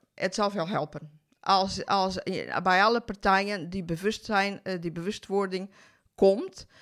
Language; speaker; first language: Dutch; non-native, fluent; Portuguese